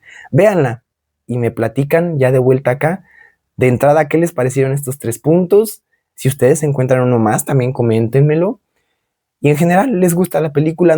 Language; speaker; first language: Spanish; native; Spanish